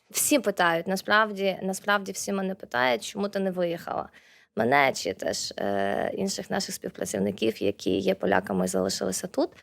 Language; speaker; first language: Ukrainian; native; Ukrainian